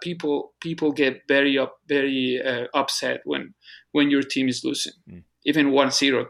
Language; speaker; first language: English; non-native, fluent; Spanish